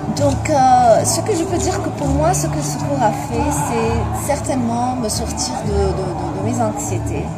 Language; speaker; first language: French; non-native, local second language; Arabic